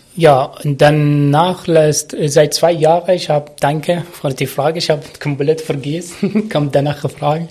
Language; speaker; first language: German; non-native, learner; Arabic